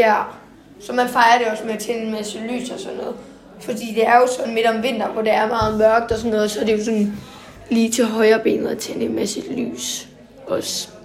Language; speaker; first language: Danish; native; Danish